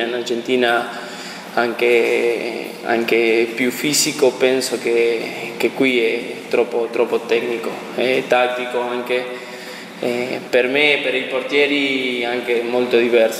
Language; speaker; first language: Italian; non-native, learner; Spanish